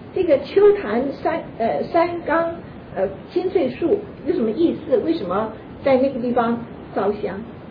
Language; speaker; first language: Chinese; native; Chinese